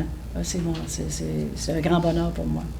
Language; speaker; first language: French; native; French